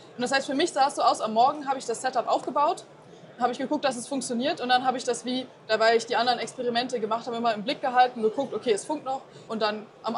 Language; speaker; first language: German; native; German